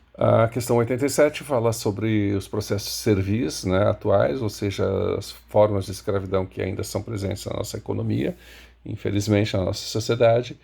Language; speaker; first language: Portuguese; native; Portuguese